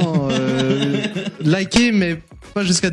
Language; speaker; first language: French; native; French